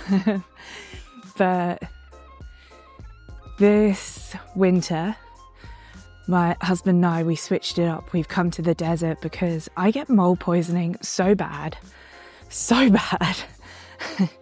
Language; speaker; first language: English; native; English